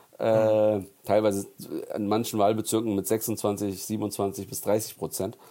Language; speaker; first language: German; early bilingual, other home language; Turkish